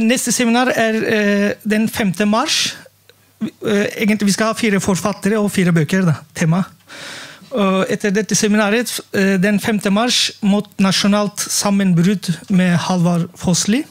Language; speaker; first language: Norwegian; non-native, fluent; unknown